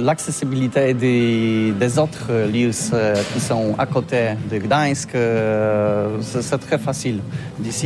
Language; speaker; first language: French; non-native, learner; Polish